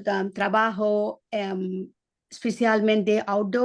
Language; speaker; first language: Spanish; non-native, learner; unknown